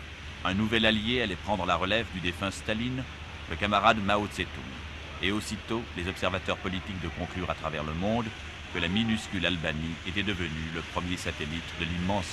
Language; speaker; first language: French; native; French